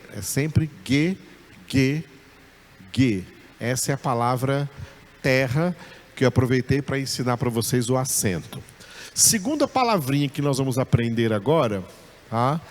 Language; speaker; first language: Portuguese; native; Portuguese